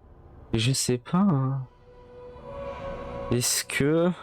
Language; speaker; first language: French; native; French